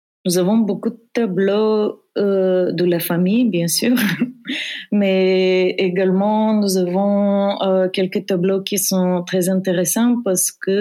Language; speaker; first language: French; non-native, fluent; Bulgarian